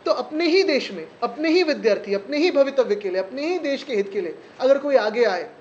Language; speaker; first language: Hindi; non-native, local second language; Marathi